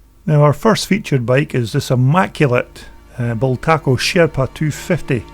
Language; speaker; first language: English; native; English